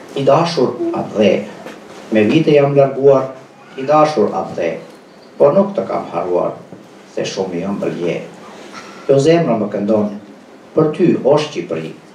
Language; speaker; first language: Finnish; non-native, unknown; Albanian